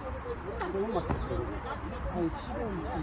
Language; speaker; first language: Korean; native; Korean